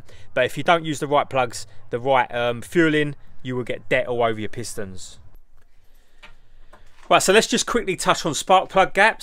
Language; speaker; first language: English; native; English